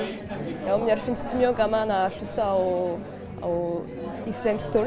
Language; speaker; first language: Icelandic; non-native, learner; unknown